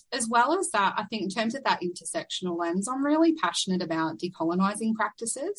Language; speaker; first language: English; native; English